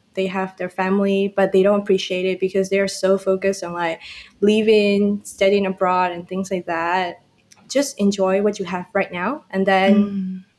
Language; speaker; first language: English; non-native, fluent; Burmese